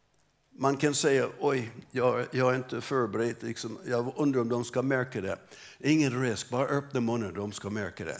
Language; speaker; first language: Swedish; non-native, fluent; English